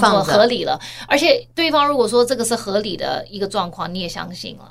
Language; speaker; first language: Chinese; early bilingual, heritage; Chinese